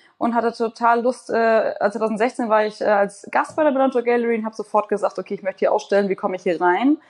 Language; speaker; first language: German; native; German